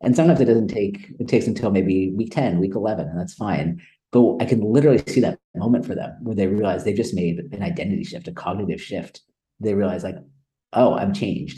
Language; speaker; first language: English; native; English